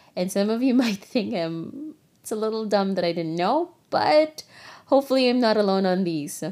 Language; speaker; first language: English; non-native, local second language; Filipino